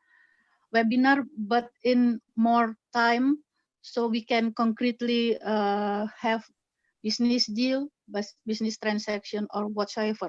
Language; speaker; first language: English; non-native, fluent; Indonesian